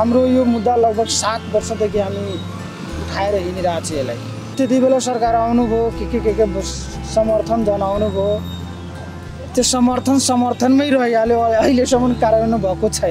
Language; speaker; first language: Nepali; non-native, local second language; Maithili